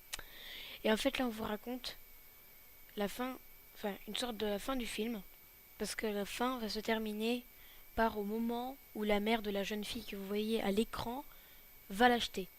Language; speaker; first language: French; native; French